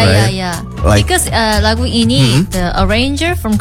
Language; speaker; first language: English; non-native, learner; Korean